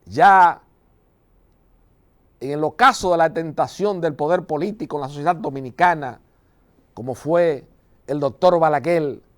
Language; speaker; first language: Spanish; native; Spanish